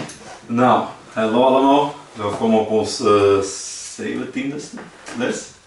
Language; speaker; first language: Dutch; non-native, fluent; Portuguese